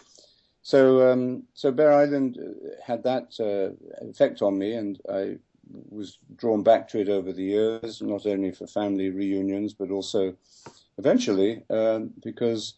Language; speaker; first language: English; native; English